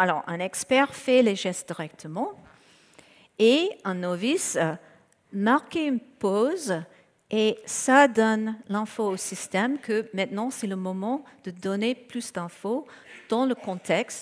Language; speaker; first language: French; non-native, fluent; English